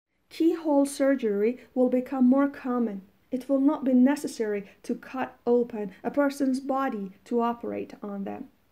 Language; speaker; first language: English; non-native, fluent; Persian